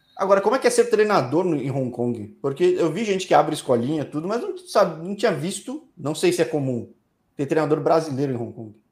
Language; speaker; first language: Portuguese; native; Portuguese